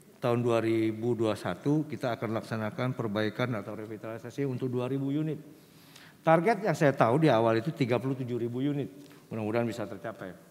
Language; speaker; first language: Indonesian; native; Indonesian